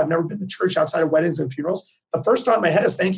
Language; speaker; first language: English; native; English